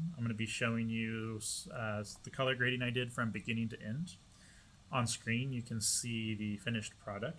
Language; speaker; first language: English; native; English